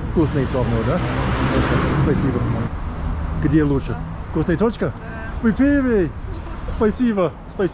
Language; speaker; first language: Russian; non-native, learner; English